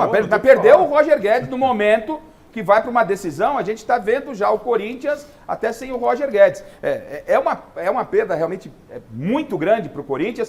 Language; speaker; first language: Portuguese; native; Portuguese